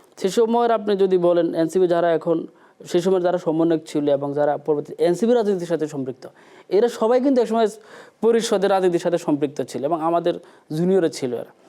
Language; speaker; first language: Bangla; native; Bangla